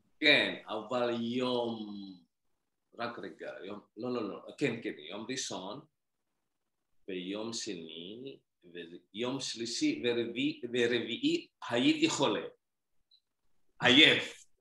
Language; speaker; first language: Hebrew; non-native, learner; Indonesian